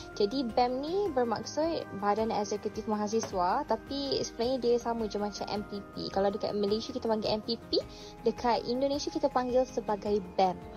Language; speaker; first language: Malay; native; Malay